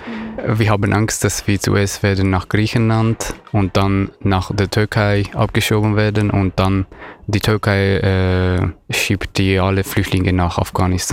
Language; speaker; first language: German; non-native, learner; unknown